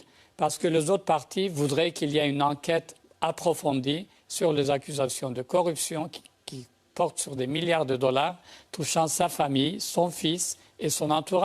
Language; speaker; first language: French; native; French